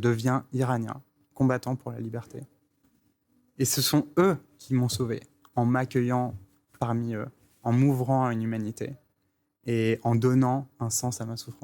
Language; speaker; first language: French; native; French